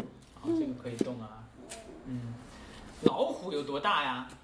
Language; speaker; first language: Chinese; native; Chinese